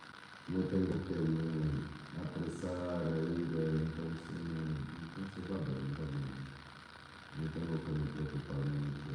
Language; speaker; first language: Spanish; non-native, learner; Portuguese